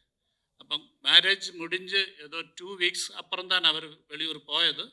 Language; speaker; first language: Tamil; non-native, learner; Malayalam